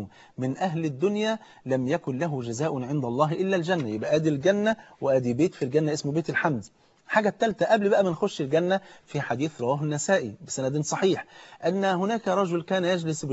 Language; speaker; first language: Arabic; native; Arabic